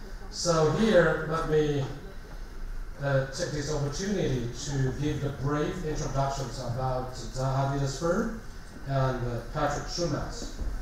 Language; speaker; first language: English; non-native, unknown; Chinese